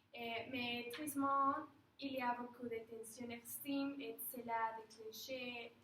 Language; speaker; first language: French; non-native, learner; Spanish